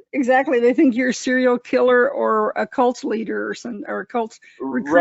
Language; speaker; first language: English; native; English